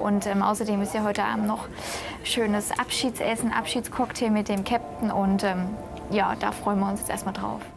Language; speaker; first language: German; native; German